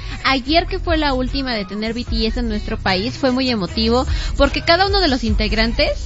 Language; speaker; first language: Spanish; native; Spanish